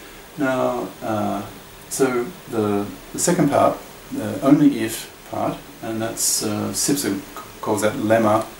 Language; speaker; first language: English; native; English